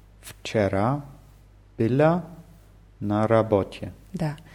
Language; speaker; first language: Russian; non-native, learner; German